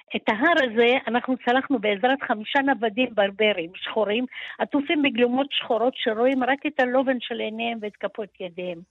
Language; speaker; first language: Hebrew; early bilingual, other home language; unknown